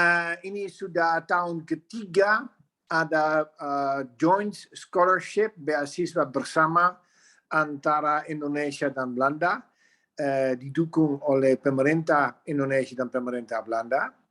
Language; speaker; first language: Indonesian; non-native, fluent; Dutch